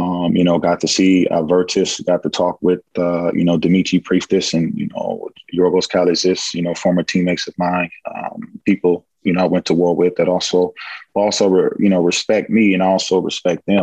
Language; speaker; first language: English; native; English